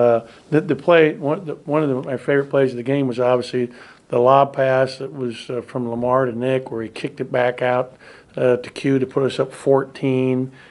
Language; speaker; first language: English; native; English